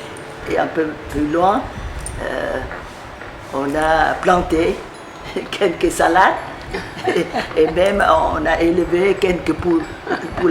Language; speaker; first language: French; non-native, fluent; Vietnamese